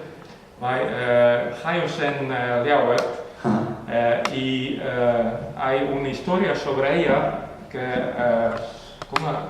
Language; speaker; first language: Spanish; non-native, fluent; Western Frisian